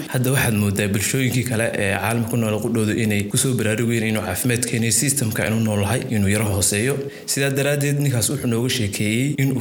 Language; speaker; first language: Somali; native; Somali